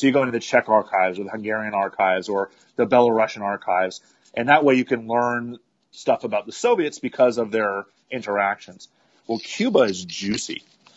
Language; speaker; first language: English; native; English